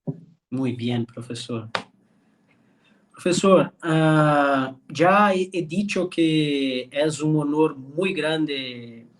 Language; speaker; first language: Spanish; non-native, learner; Portuguese